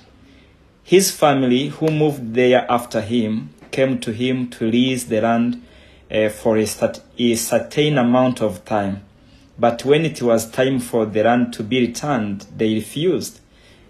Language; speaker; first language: English; non-native, local second language; Kinyarwanda